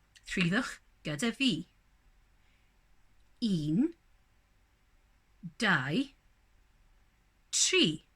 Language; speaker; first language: Welsh; non-native, local second language; English